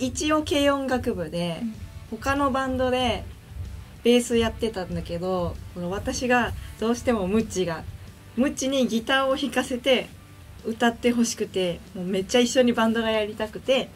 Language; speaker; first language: Japanese; native; Japanese